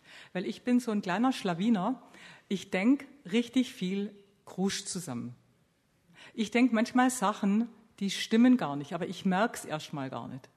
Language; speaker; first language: German; native; German